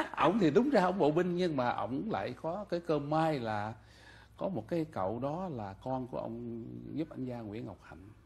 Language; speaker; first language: Vietnamese; native; Vietnamese